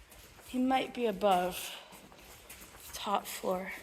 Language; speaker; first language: English; native; English